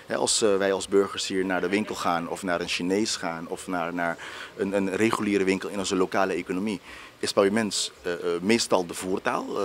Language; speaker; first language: Dutch; non-native, local second language; Papiamento